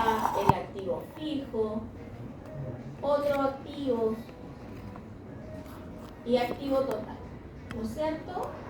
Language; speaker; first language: Spanish; native; Spanish